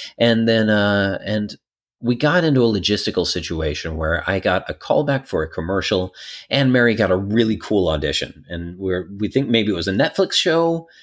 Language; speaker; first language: English; native; English